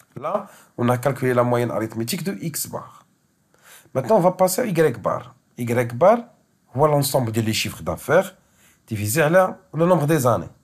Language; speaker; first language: French; non-native, local second language; Arabic